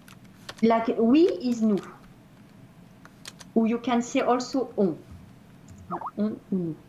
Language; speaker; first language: English; non-native, fluent; French